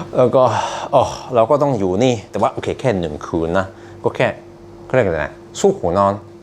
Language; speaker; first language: Thai; non-native, fluent; Norwegian